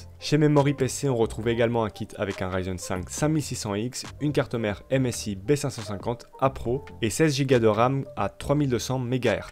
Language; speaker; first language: French; native; French